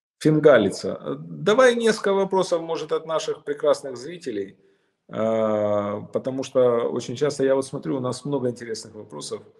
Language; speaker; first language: Russian; native; Russian